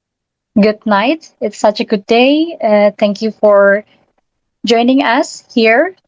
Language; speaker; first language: English; non-native, learner; Indonesian